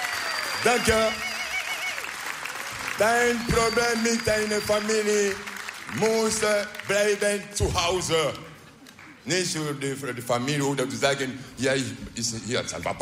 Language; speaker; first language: Dutch; non-native, learner; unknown